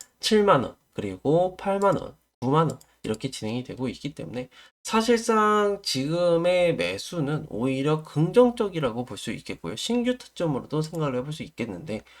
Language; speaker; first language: Korean; native; Korean